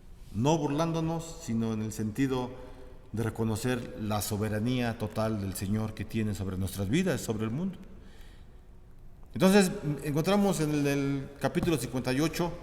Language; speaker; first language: Spanish; native; Spanish